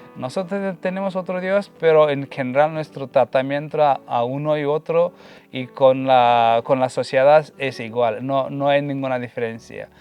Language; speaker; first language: Spanish; non-native, fluent; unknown